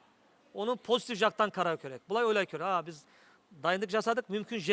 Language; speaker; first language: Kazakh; non-native, learner; Turkish